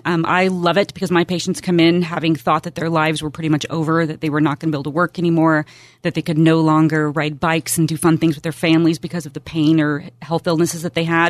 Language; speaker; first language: English; native; English